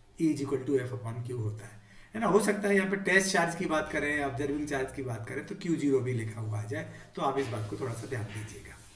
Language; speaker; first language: Hindi; native; Hindi